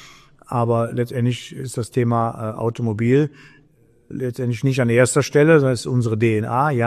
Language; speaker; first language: German; native; German